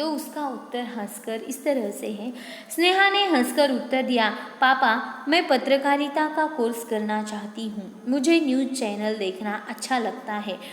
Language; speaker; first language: Hindi; non-native, local second language; Marathi